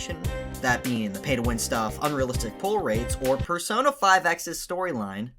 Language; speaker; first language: English; native; English